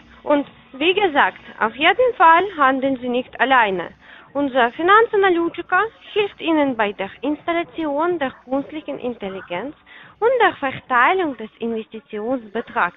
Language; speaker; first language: German; non-native, fluent; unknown